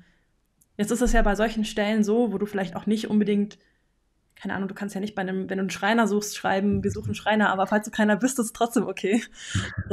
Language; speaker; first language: German; native; German